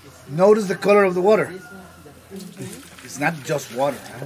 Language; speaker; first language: English; non-native, fluent; Spanish